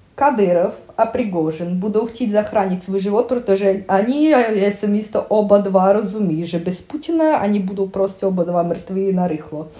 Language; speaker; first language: Czech; non-native, learner; Russian